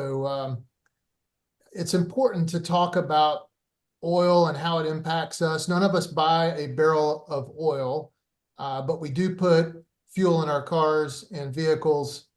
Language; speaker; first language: English; native; English